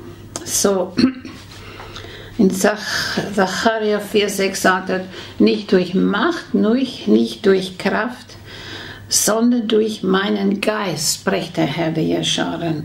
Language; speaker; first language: German; non-native, fluent; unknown